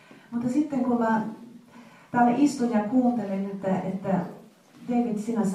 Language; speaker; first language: Finnish; non-native, fluent; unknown